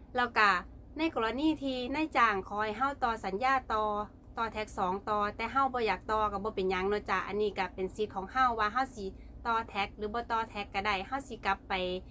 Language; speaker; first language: Thai; native; Thai